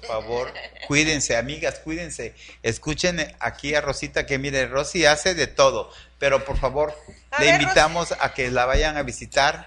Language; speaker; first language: Spanish; native; Spanish